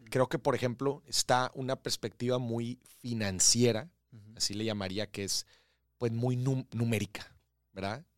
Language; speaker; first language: Spanish; native; Spanish